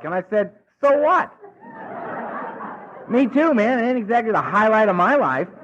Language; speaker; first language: English; native; English